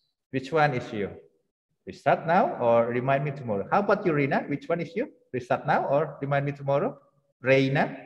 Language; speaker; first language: English; non-native, fluent; Indonesian